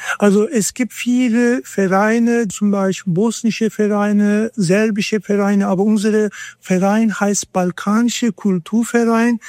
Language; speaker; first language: German; non-native, fluent; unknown